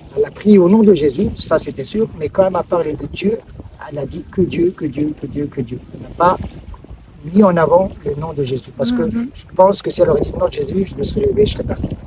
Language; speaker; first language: French; non-native, local second language; Arabic